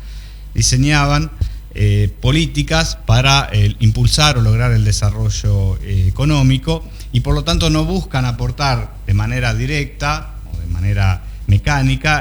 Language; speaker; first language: Spanish; native; Spanish